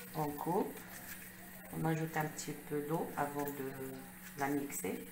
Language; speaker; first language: French; non-native, local second language; Arabic